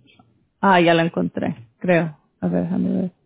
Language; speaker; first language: Spanish; early bilingual, heritage; Spanish